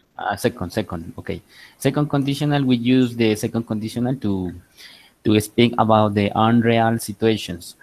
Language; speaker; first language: English; non-native, learner; Spanish